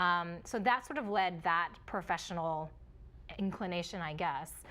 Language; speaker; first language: English; early bilingual, other home language; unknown